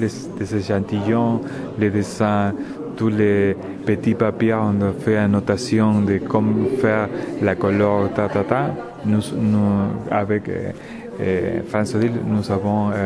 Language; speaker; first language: French; non-native, learner; Spanish